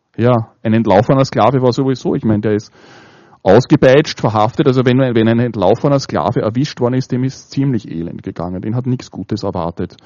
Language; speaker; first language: German; native; German